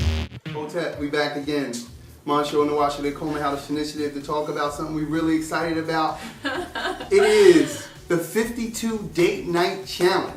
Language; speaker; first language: English; native; English